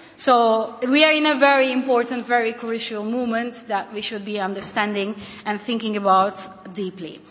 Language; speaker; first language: English; non-native, fluent; Turkish